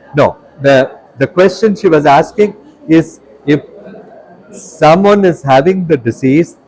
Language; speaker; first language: English; non-native, local second language; Tamil